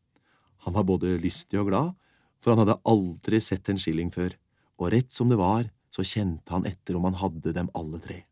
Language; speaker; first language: Norwegian; native; Norwegian